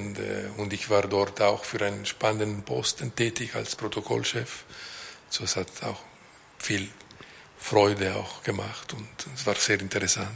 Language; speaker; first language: German; non-native, local second language; French